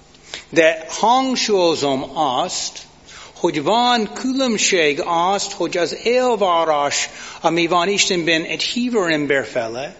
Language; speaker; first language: Hungarian; non-native, fluent; English